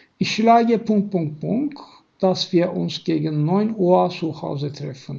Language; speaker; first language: German; non-native, fluent; Turkish